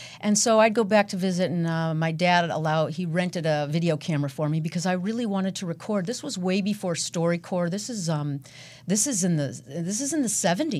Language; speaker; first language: English; native; English